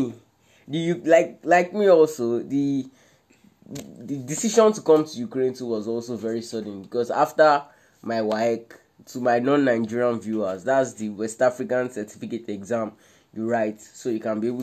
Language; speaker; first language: English; non-native, local second language; Yoruba